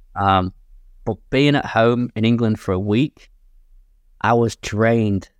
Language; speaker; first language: English; native; English